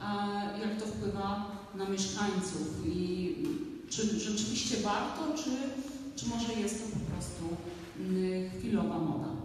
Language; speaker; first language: Polish; native; Polish